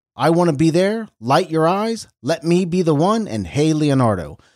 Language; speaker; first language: English; native; English